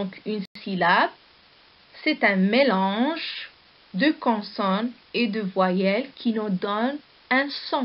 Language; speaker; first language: French; non-native, local second language; Arabic